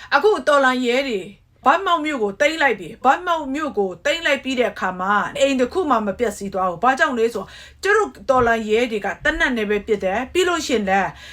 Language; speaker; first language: Burmese; non-native, local second language; Kachin